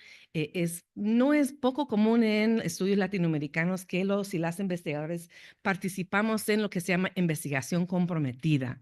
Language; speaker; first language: Spanish; non-native, fluent; English